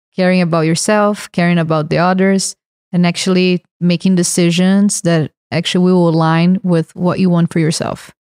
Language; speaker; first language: English; non-native, fluent; Portuguese